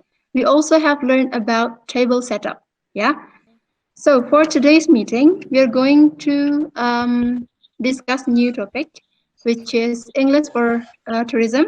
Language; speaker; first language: English; non-native, fluent; Indonesian